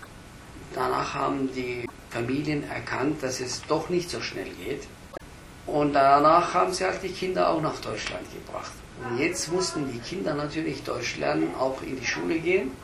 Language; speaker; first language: German; early bilingual, other home language; Turkish